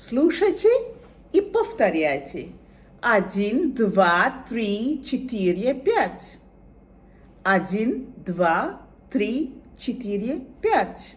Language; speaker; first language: Russian; non-native, fluent; Bangla